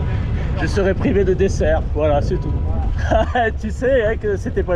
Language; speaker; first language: French; native; French